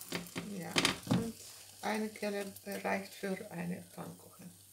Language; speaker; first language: German; non-native, learner; Bulgarian